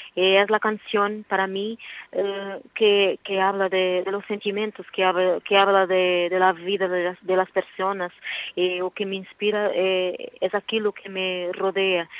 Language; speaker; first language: Spanish; non-native, learner; Portuguese